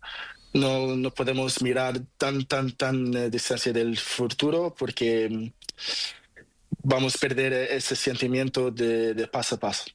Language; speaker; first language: Spanish; non-native, learner; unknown